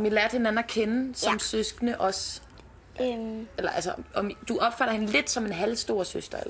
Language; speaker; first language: Danish; native; Danish